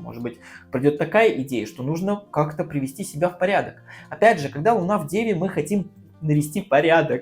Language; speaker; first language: Russian; native; Russian